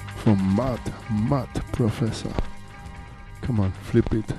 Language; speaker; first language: English; non-native, fluent; German